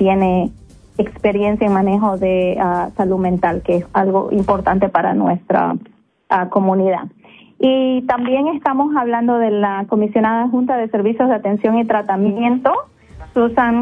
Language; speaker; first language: Spanish; native; Spanish